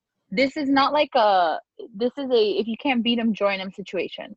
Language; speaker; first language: English; native; English